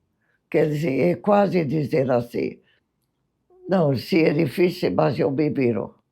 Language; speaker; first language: Portuguese; non-native, fluent; English